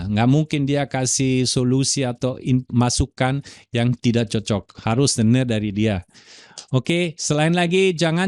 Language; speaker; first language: Indonesian; non-native, fluent; German